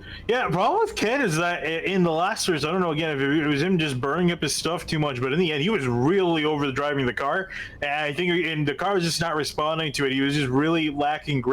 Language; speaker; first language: English; native; English